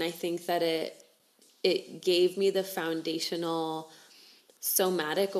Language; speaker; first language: English; native; English